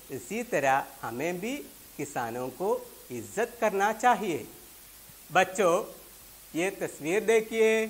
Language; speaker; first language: Urdu; non-native, local second language; Malayalam